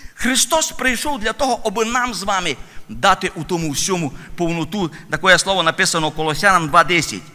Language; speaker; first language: Ukrainian; native; Ukrainian